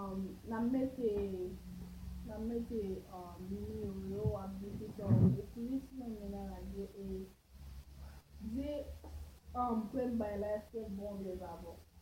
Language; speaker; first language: French; non-native, learner; Haitian Creole